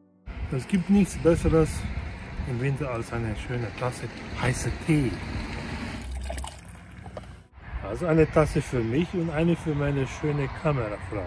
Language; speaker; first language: German; non-native, fluent; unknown